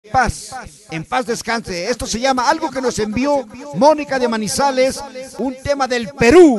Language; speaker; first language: Spanish; native; Spanish